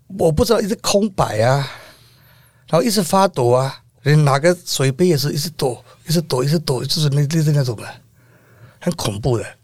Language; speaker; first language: Chinese; non-native, fluent; Burmese